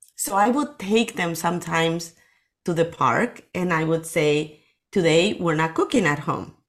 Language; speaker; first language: English; non-native, fluent; Spanish